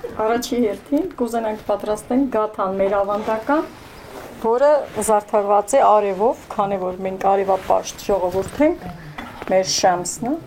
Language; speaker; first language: Armenian; non-native, local second language; Kurdish